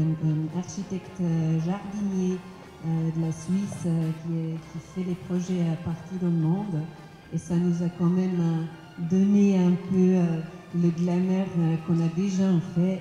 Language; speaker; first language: French; non-native, learner; German